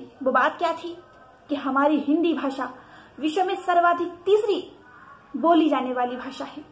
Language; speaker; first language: Hindi; native; Hindi